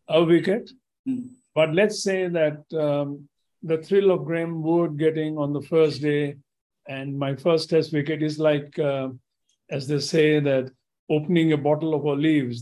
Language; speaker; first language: English; non-native, local second language; Gujarati